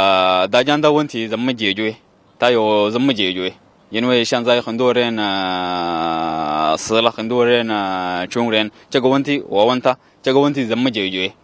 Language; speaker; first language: Chinese; non-native, learner; Arabic